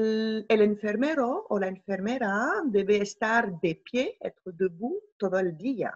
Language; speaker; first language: Spanish; non-native, fluent; French